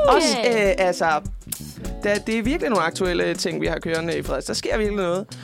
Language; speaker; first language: Danish; native; Danish